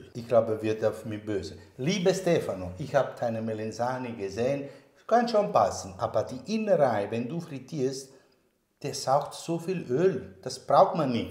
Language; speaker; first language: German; non-native, learner; Italian